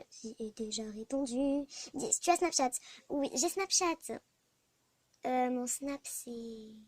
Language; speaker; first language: French; native; French